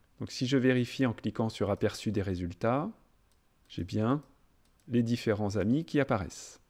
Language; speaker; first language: French; native; French